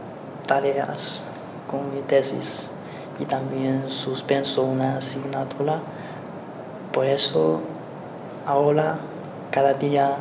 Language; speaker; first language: Spanish; non-native, learner; Chinese